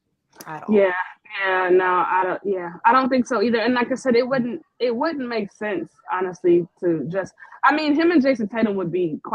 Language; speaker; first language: English; native; English